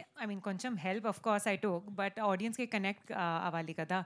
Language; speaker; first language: Telugu; non-native, learner; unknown